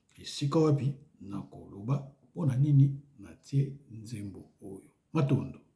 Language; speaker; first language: Lingala; non-native, local second language; Kongo